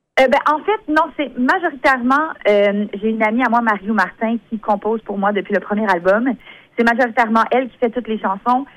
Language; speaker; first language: French; native; French